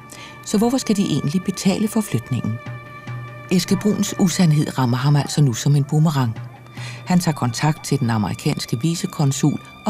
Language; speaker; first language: Danish; native; Danish